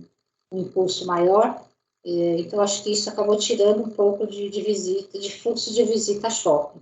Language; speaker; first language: Portuguese; native; Portuguese